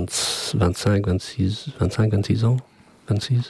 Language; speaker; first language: French; non-native, fluent; Albanian